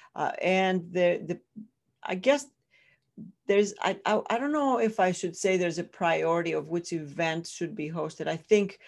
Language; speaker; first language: English; non-native, fluent; Greek